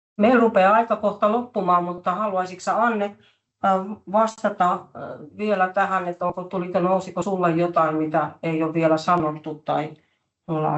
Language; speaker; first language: Finnish; native; Finnish